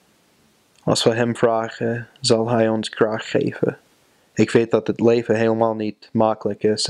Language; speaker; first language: Dutch; non-native, fluent; English